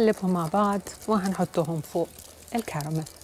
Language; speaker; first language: Arabic; native; Arabic